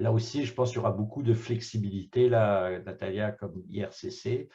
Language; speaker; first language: French; native; French